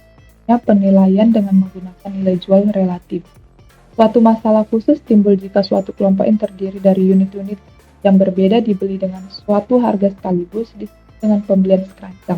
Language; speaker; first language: Indonesian; native; Indonesian